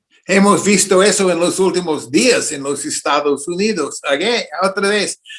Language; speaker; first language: Spanish; non-native, fluent; English